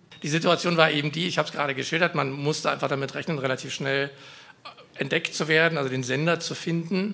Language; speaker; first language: German; native; German